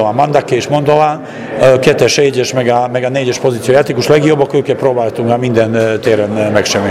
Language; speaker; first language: Hungarian; non-native, fluent; Serbian